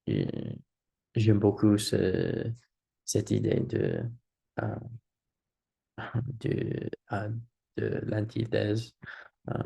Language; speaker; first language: French; non-native, learner; English